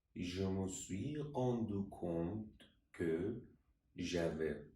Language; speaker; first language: French; non-native, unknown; Persian